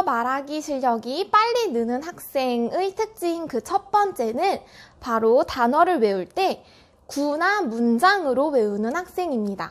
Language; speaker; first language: Korean; native; Korean